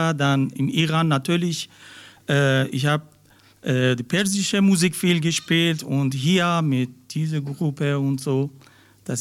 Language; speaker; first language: German; non-native, learner; Persian